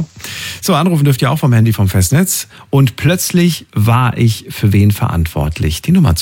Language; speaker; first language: German; native; German